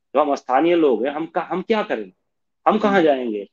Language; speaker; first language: Hindi; native; Hindi